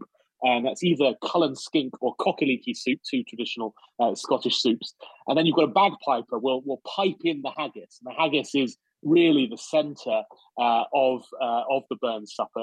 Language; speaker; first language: English; native; English